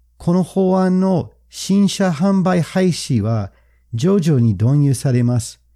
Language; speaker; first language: Japanese; non-native, fluent; English